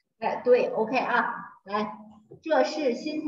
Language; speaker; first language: Chinese; non-native, fluent; Thai